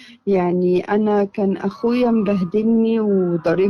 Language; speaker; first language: Arabic; native; Arabic